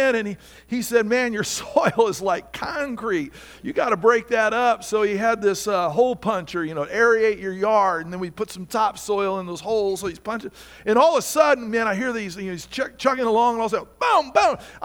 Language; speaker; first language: English; native; English